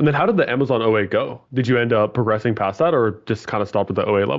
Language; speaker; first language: English; native; English